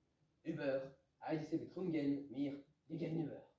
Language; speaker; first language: German; non-native, learner; French